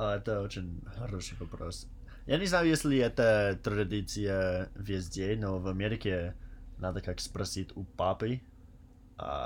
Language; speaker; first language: Russian; non-native, learner; English